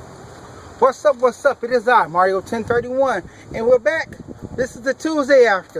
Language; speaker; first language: English; native; English